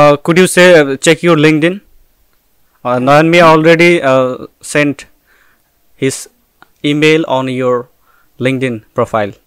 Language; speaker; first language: English; non-native, local second language; Bangla